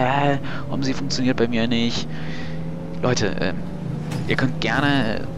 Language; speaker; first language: German; native; German